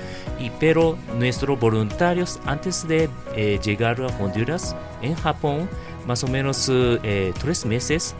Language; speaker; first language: Spanish; non-native, fluent; Japanese